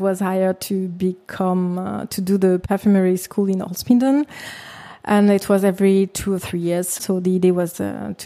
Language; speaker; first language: English; non-native, fluent; French